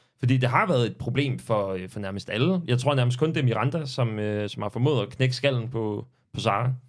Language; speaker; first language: Danish; native; Danish